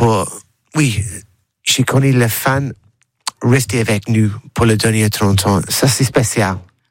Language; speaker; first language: French; non-native, learner; English